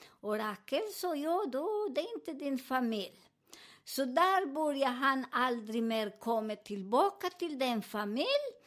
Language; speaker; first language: Swedish; non-native, learner; Spanish